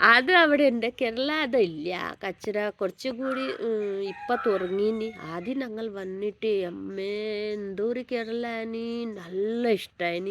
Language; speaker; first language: Malayalam; non-native, learner; Hindi